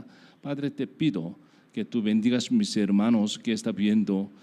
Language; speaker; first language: Spanish; non-native, learner; Korean